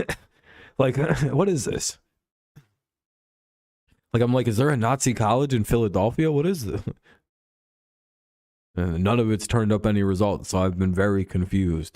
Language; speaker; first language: English; native; English